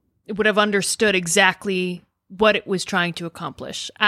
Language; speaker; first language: English; native; English